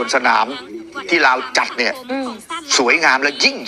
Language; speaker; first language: Thai; native; Thai